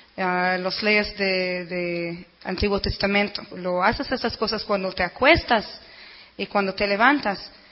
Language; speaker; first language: Spanish; non-native, fluent; Hebrew